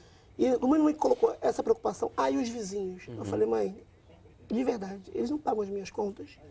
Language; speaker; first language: Portuguese; native; Portuguese